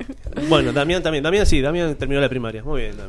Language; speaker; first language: Spanish; native; Spanish